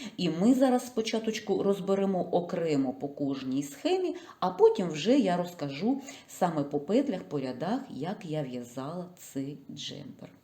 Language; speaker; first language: Ukrainian; non-native, local second language; Russian